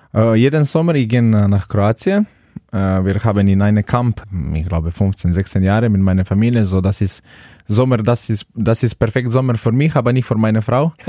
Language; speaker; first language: German; non-native, learner; Slovenian